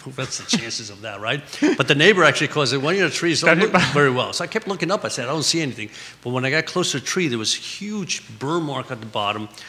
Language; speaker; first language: English; early bilingual, other home language; Spanish